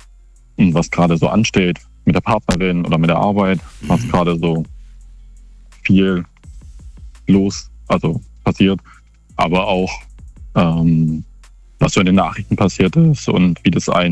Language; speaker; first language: German; native; German